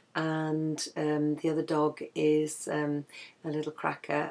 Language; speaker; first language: English; native; English